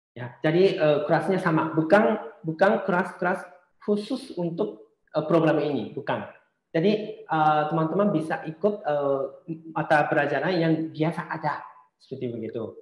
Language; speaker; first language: Indonesian; non-native, fluent; Japanese